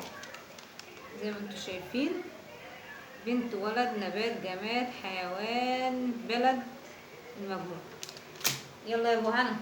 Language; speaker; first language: Egyptian Arabic; native; Egyptian Arabic